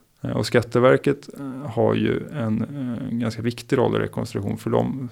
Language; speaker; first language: Swedish; native; Swedish